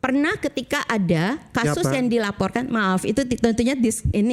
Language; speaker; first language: Indonesian; native; Indonesian